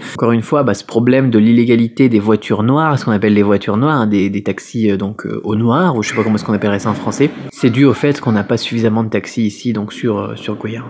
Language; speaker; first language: French; native; French